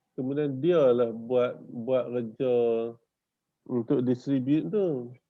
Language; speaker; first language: Malay; native; Malay